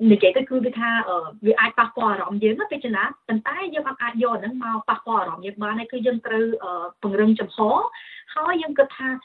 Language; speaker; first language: Khmer; early bilingual, heritage; Khmer